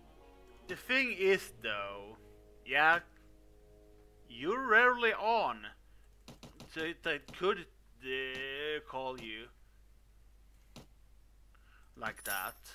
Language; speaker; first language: English; non-native, fluent; Swedish